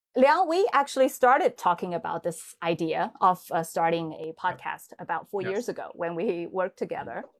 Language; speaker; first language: English; non-native, fluent; Chinese